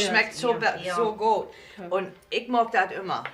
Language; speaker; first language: German; early bilingual, heritage; German